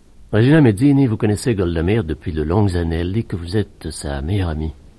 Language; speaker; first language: French; native; French